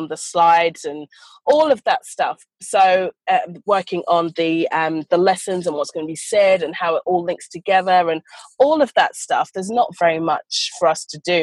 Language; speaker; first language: English; native; English